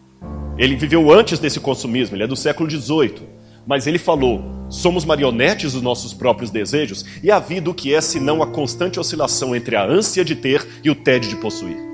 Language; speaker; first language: Portuguese; native; Portuguese